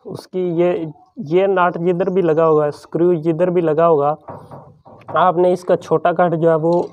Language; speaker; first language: Urdu; non-native, local second language; Punjabi